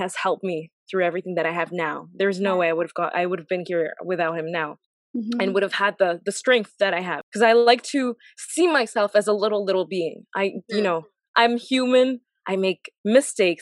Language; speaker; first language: English; non-native, fluent; French